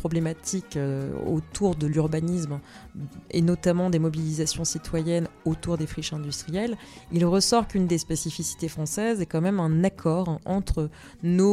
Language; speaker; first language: French; native; French